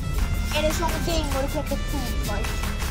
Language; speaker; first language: Swedish; early bilingual, other home language; Chinese